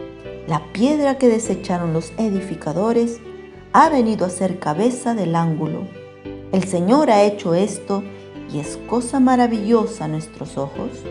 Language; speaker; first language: Spanish; native; Spanish